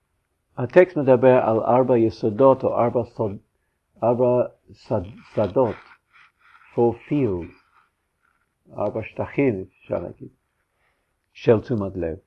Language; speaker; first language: Hebrew; non-native, fluent; English